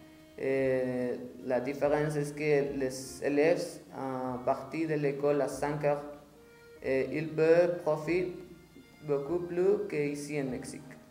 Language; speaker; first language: French; non-native, learner; Spanish